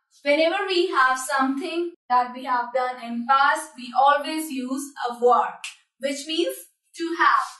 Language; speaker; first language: English; non-native, local second language; Hindi